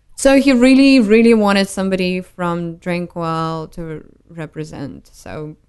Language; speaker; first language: English; non-native, fluent; Russian